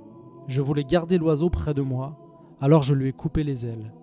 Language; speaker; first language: French; native; French